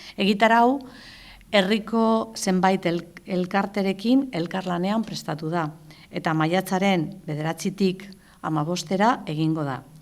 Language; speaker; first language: Basque; native; Basque